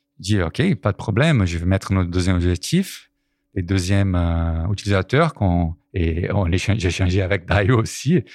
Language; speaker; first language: French; non-native, fluent; Portuguese